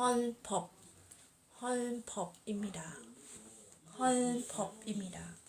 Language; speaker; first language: Korean; non-native, learner; Thai